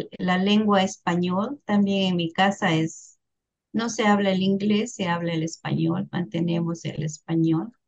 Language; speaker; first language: Spanish; native; Spanish